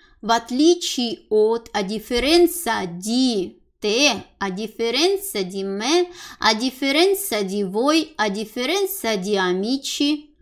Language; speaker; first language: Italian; non-native, fluent; Russian